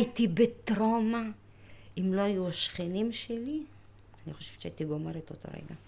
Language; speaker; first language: Hebrew; early bilingual, other home language; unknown